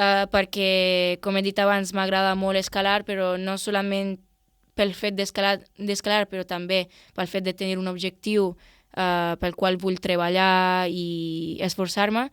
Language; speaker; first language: Catalan; non-native, local second language; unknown